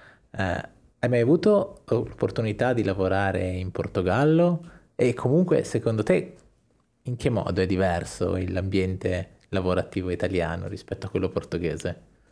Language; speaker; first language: Italian; native; Italian